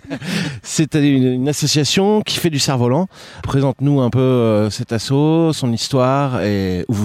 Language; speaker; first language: French; native; French